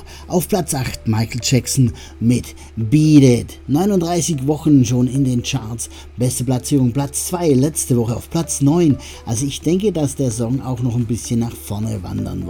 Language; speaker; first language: German; native; German